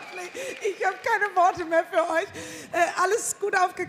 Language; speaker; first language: German; native; German